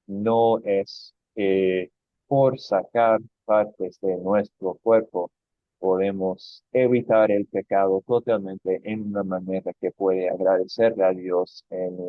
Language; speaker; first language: Spanish; non-native, fluent; English